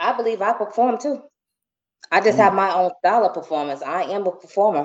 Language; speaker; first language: English; native; English